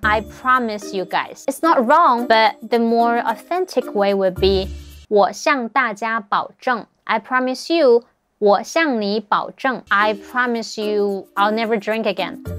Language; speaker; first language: English; non-native, fluent; Chinese